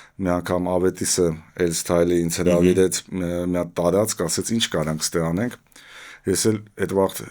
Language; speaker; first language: Armenian; native; Armenian